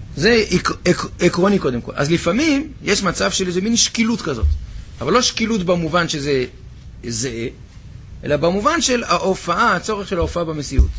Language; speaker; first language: Hebrew; native; Hebrew